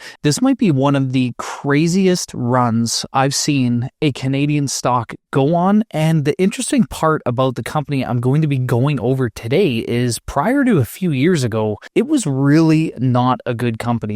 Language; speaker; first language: English; native; English